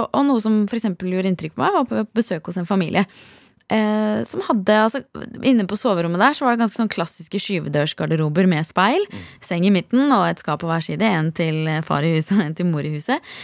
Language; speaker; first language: Norwegian; native; Norwegian